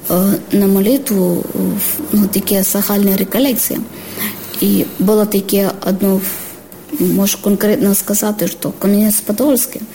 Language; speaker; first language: Ukrainian; non-native, learner; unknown